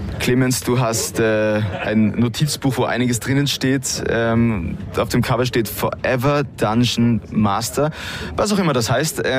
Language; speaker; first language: German; native; German